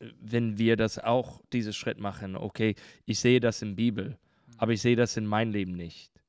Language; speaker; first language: German; non-native, learner; English